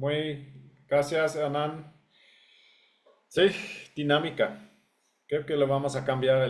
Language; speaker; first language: Spanish; non-native, fluent; English